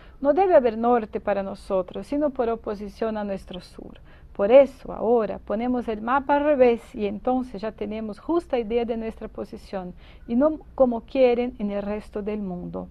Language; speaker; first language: Spanish; non-native, fluent; Portuguese